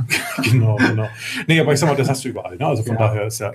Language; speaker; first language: German; native; German